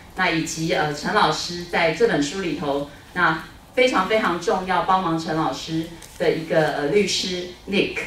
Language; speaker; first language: Chinese; native; Chinese